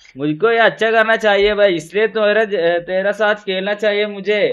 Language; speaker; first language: Hindi; non-native, local second language; Malayalam